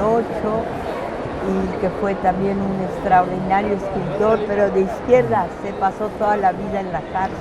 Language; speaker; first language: Spanish; early bilingual, other home language; French